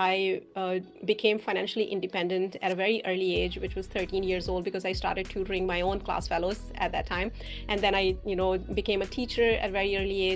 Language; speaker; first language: English; non-native, fluent; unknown